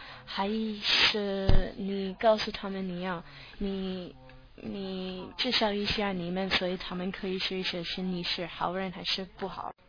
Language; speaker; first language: Chinese; non-native, learner; English